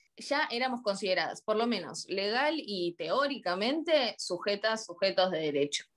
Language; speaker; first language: Spanish; native; Spanish